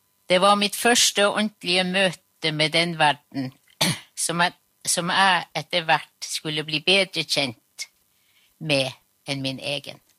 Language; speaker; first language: Norwegian; non-native, local second language; Northern Sami